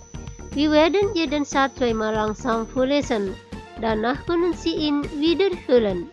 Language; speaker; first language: German; non-native, fluent; Indonesian